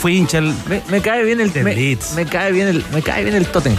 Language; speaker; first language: Spanish; native; Spanish